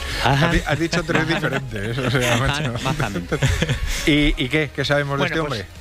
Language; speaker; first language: Spanish; native; Spanish